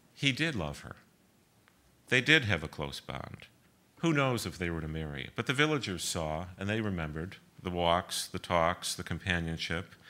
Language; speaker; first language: English; native; English